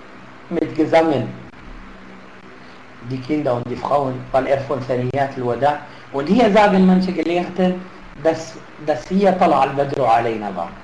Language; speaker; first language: German; non-native, fluent; Arabic